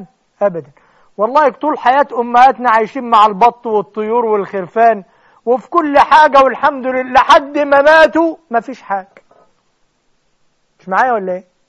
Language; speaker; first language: Arabic; native; Arabic